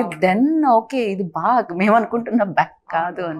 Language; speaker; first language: Telugu; native; Telugu